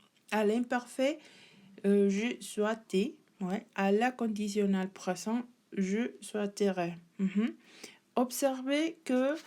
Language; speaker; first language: French; non-native, learner; Spanish